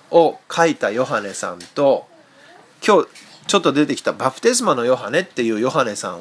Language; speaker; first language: Japanese; native; Japanese